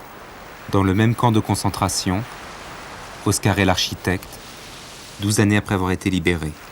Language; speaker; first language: French; native; French